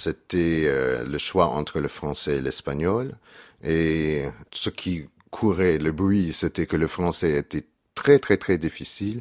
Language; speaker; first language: French; non-native, fluent; English